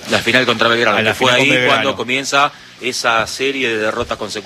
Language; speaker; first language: Spanish; native; Spanish